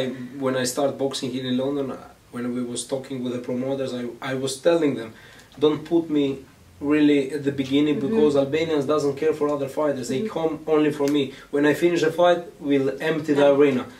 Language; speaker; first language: English; non-native, learner; Greek